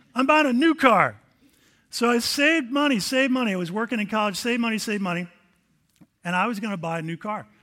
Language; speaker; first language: English; native; English